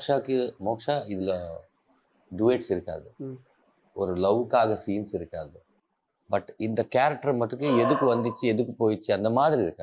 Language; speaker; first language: Tamil; non-native, learner; Telugu